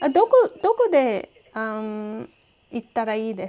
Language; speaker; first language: Japanese; non-native, learner; English